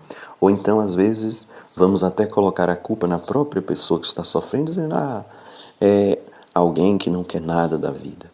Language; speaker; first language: Portuguese; native; Portuguese